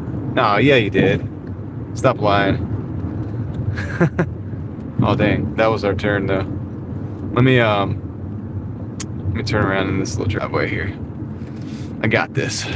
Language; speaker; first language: English; native; English